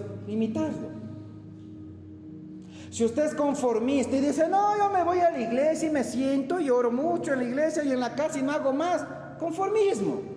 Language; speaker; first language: Spanish; native; Spanish